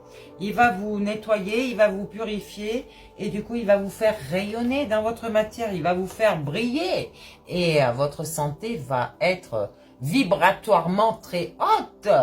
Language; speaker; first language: French; native; French